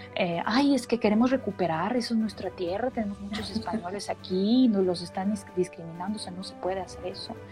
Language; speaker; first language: Spanish; non-native, fluent; Russian